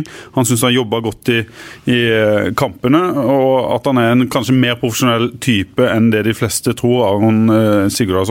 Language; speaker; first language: Norwegian; native; Norwegian